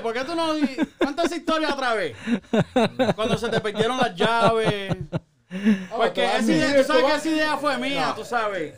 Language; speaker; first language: Spanish; early bilingual, heritage; Spanish